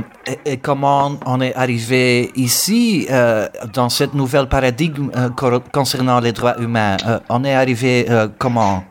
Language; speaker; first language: French; non-native, fluent; Dutch